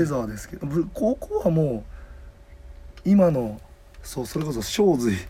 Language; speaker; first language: Japanese; native; Japanese